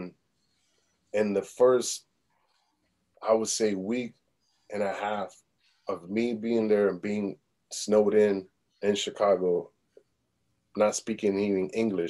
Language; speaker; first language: English; early bilingual, other home language; Spanish